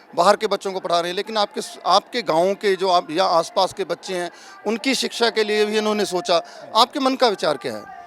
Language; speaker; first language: Hindi; non-native, local second language; Punjabi